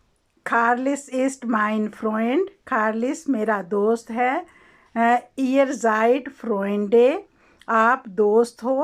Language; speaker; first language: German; non-native, learner; Urdu